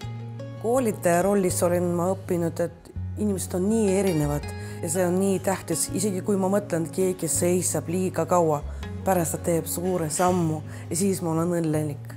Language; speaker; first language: Estonian; non-native, local second language; Russian